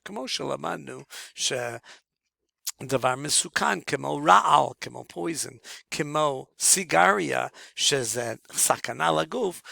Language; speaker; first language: Hebrew; non-native, fluent; English